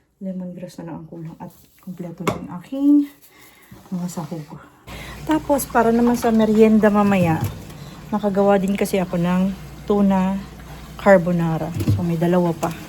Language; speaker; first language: Filipino; non-native, local second language; Cebuano